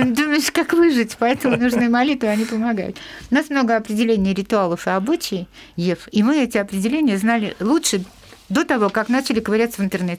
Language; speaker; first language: Russian; native; Russian